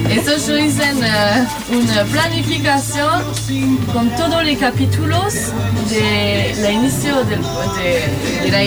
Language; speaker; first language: Spanish; non-native, learner; French